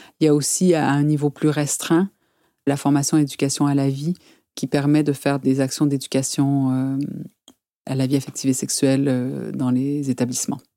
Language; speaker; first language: French; native; French